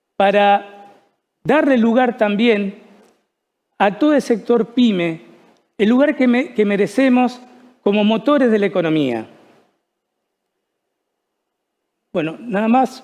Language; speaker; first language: Spanish; native; Spanish